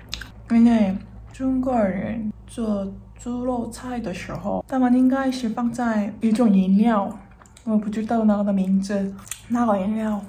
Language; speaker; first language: Chinese; non-native, learner; Korean